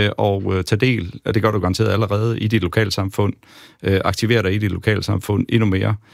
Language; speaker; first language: Danish; native; Danish